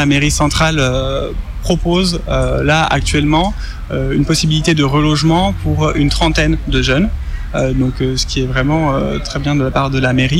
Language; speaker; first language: French; native; French